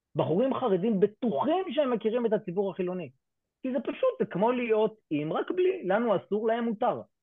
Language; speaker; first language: Hebrew; native; Hebrew